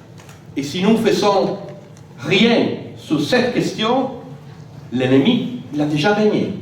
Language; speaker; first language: French; non-native, fluent; Italian